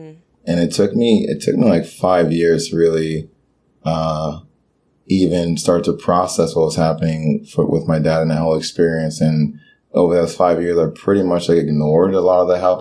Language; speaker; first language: English; early bilingual, other home language; Haitian Creole